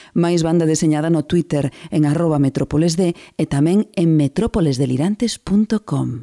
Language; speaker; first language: Galician; non-native, local second language; Spanish